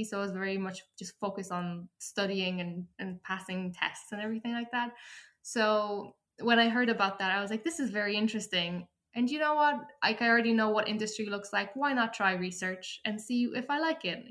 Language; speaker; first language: English; early bilingual, other home language; Polish